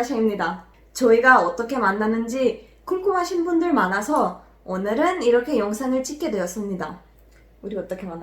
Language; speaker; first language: Korean; non-native, fluent; Macedonian